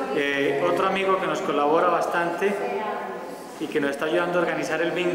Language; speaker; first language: Spanish; native; Spanish